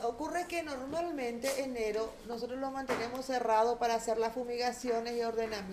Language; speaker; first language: Spanish; native; Spanish